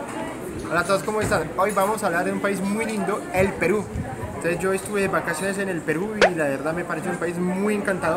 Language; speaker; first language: Spanish; non-native, fluent; French